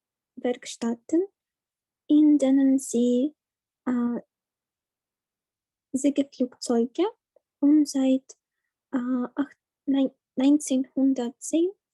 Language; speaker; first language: German; non-native, learner; Ukrainian